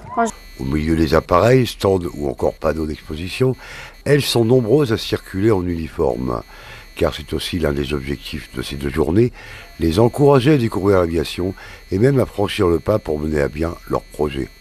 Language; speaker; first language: French; native; French